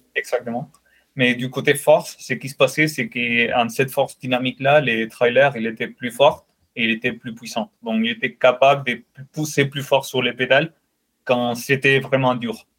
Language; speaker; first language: French; non-native, fluent; Spanish